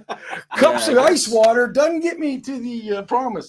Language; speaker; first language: English; native; English